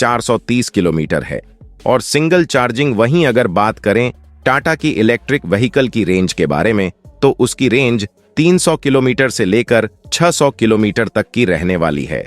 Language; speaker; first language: Hindi; native; Hindi